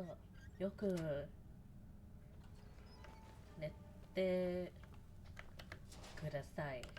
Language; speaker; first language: Japanese; non-native, learner; English